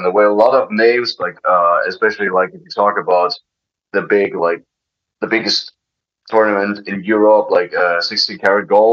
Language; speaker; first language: English; non-native, fluent; German